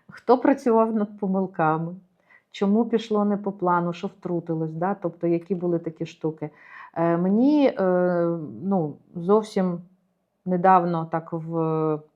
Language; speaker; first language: Ukrainian; native; Ukrainian